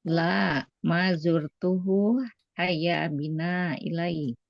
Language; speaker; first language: Arabic; non-native, learner; Indonesian